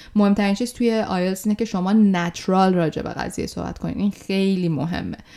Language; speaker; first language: Persian; native; Persian